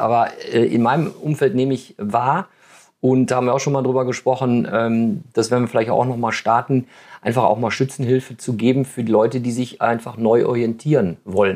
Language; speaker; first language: German; native; German